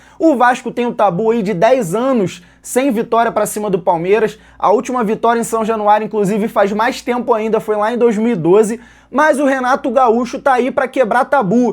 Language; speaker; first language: Portuguese; native; Portuguese